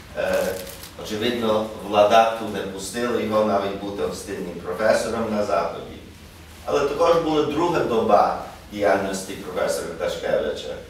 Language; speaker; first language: Ukrainian; early bilingual, heritage; English